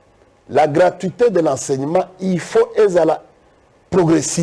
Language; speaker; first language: French; non-native, local second language; Lingala